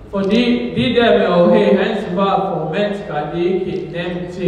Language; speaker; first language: Danish; non-native, fluent; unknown